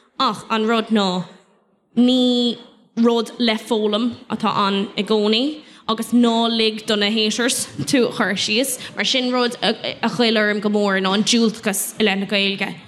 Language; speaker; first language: Irish; non-native, local second language; English